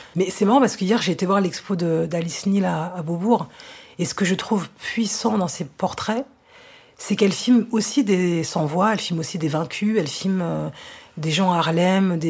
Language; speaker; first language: French; native; French